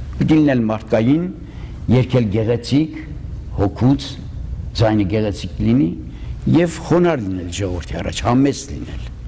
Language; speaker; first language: Armenian; early bilingual, heritage; Armenian